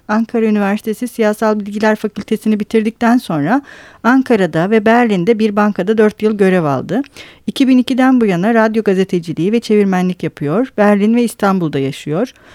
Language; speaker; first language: Turkish; native; Turkish